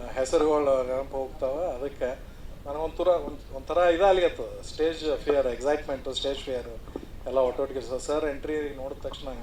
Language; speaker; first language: Kannada; native; Kannada